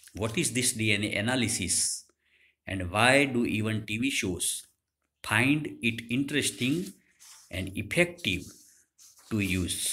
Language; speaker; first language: English; non-native, local second language; Gujarati